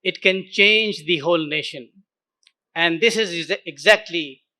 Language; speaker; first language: English; non-native, local second language; Urdu